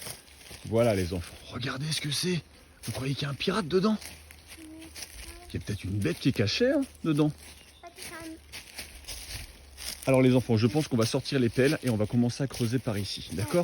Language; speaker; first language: French; native; French